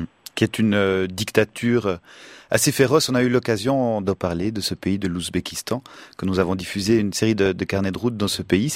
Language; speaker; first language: French; native; French